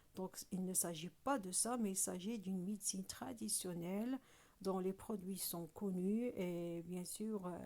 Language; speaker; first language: French; non-native, local second language; Arabic